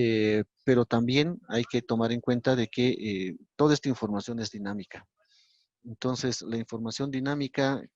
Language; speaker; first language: Spanish; native; Spanish